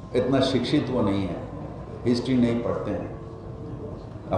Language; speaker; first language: Hindi; non-native, local second language; Bangla